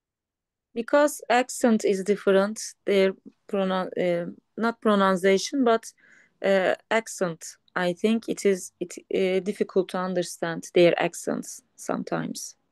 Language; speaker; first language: English; non-native, learner; Turkish